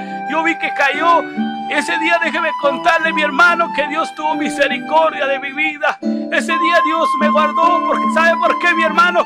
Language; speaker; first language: Spanish; native; Spanish